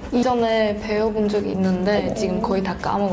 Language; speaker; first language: Korean; non-native, learner; Chinese